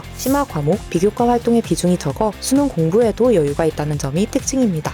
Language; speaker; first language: Korean; native; Korean